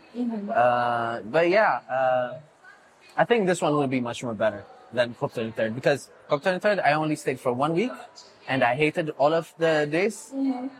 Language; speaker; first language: English; non-native, fluent; Amharic